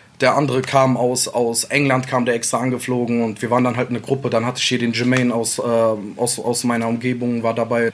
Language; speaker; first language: German; early bilingual, other home language; Central Kurdish